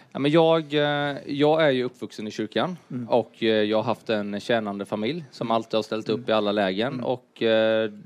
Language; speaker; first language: Swedish; native; Swedish